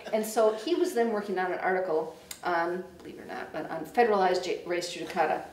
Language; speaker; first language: English; native; English